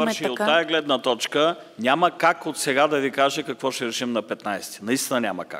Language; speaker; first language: Bulgarian; native; Bulgarian